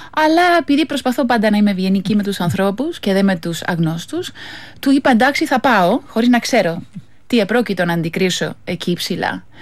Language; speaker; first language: Greek; non-native, fluent; Spanish